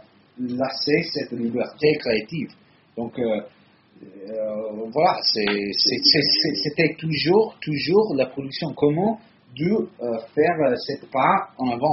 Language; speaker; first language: French; non-native, learner; Italian